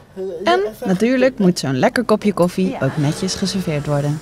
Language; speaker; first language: Dutch; native; Dutch